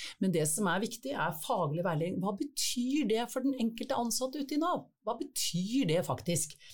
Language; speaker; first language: Norwegian; native; Norwegian